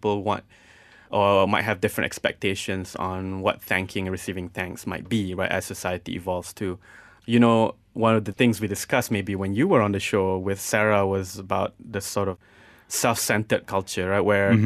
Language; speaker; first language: English; non-native, local second language; Malay